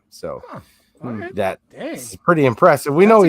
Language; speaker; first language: English; native; English